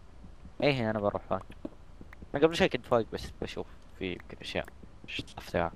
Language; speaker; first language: Arabic; native; Arabic